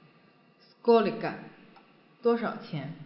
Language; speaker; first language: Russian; non-native, fluent; Chinese